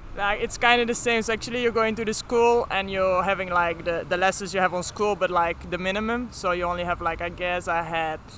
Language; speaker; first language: English; non-native, fluent; Dutch